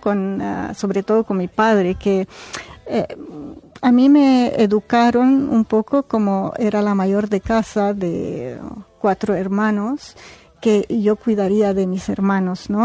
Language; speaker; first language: Spanish; non-native, fluent; Arabic